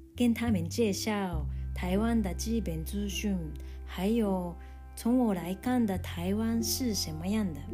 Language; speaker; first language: Chinese; non-native, fluent; Japanese